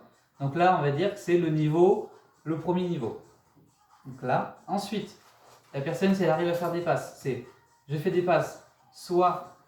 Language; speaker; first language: French; native; French